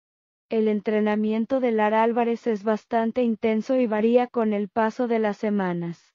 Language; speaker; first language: Spanish; native; Spanish